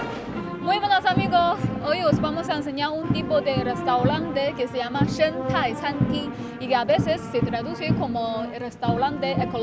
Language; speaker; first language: Spanish; non-native, fluent; Chinese